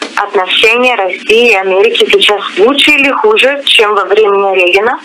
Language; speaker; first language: Russian; early bilingual, heritage; Russian